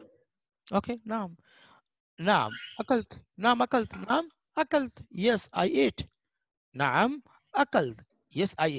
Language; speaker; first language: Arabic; non-native, fluent; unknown